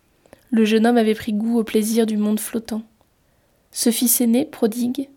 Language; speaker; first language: French; native; French